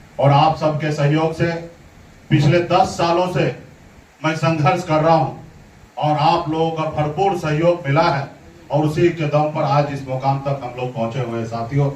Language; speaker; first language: Hindi; native; Hindi